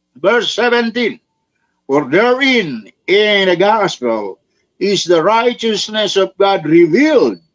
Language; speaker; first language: English; non-native, local second language; Filipino